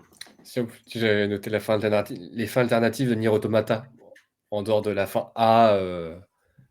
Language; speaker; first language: French; native; French